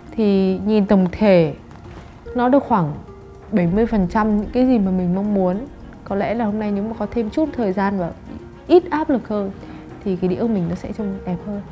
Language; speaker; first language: Vietnamese; native; Vietnamese